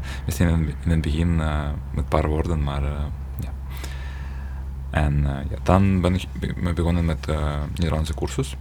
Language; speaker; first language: Dutch; non-native, learner; Ukrainian